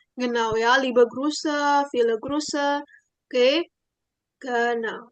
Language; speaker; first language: German; non-native, fluent; Indonesian